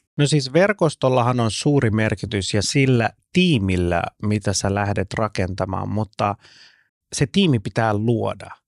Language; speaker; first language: Finnish; early bilingual, other home language; Persian